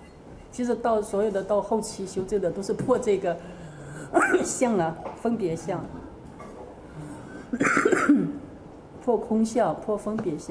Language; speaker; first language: Chinese; native; Chinese